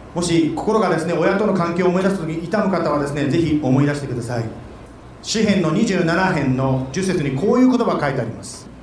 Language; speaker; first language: Japanese; native; Japanese